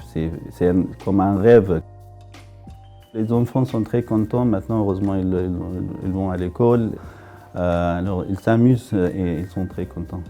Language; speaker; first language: French; non-native, fluent; Pashto